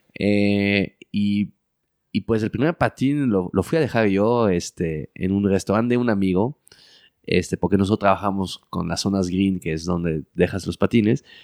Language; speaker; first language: Spanish; early bilingual, heritage; French